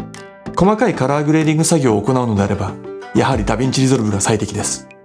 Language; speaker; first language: Japanese; native; Japanese